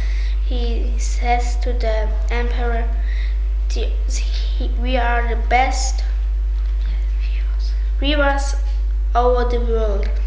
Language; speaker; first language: English; non-native, learner; German